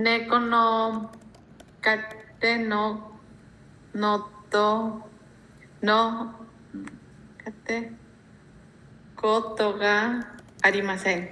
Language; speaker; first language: Japanese; non-native, learner; Spanish